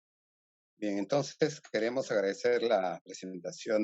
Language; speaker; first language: Spanish; native; Spanish